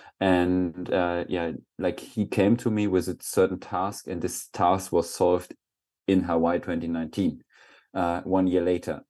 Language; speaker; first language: English; non-native, fluent; German